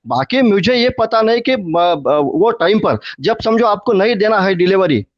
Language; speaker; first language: Hindi; non-native, local second language; Marathi